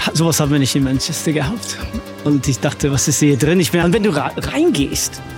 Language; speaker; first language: German; non-native, fluent; English